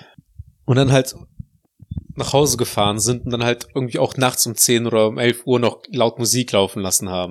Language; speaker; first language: German; native; German